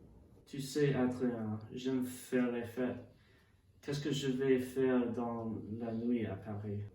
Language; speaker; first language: French; non-native, learner; English